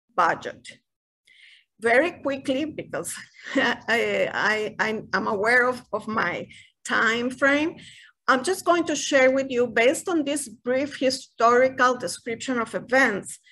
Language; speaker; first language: English; non-native, fluent; Spanish